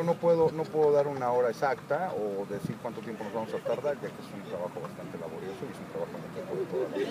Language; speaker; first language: Spanish; native; Spanish